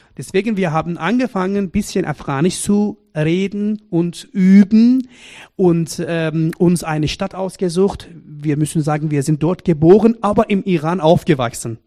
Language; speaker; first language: German; non-native, fluent; Persian